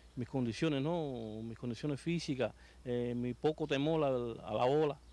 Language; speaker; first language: Spanish; native; Spanish